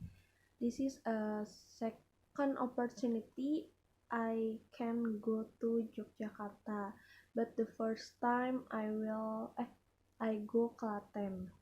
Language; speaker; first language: English; non-native, learner; Indonesian